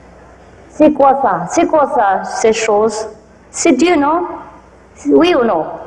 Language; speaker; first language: French; non-native, fluent; Vietnamese